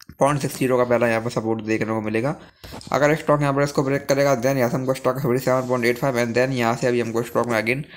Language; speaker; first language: Hindi; native; Hindi